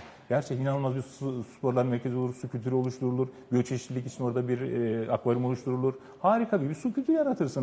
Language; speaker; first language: Turkish; native; Turkish